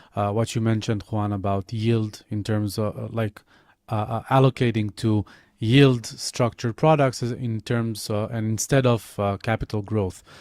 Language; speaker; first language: English; non-native, fluent; Hebrew